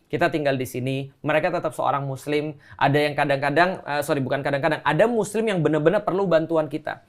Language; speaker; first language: Indonesian; native; Indonesian